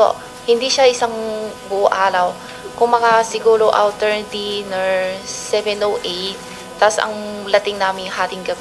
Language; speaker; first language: Filipino; non-native, learner; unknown